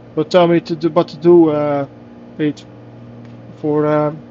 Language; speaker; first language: English; non-native, fluent; Dutch